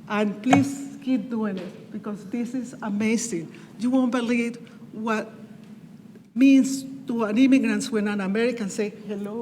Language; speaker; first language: English; non-native, fluent; Spanish